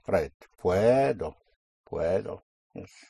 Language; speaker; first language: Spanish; non-native, fluent; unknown